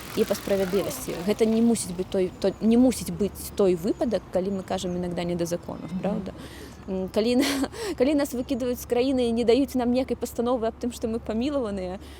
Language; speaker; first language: Belarusian; native; Belarusian